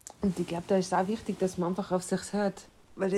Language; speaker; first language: German; native; German